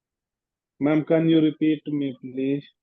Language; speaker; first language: English; non-native, learner; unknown